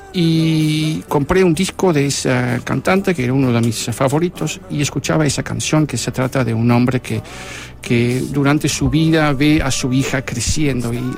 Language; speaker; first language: Spanish; non-native, fluent; Dutch